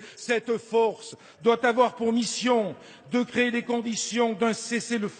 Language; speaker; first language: French; native; French